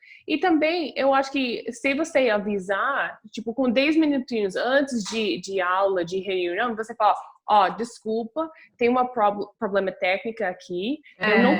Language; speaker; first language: Portuguese; non-native, fluent; English